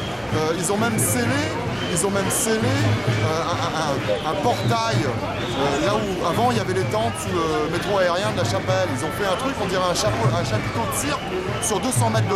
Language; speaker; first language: French; native; French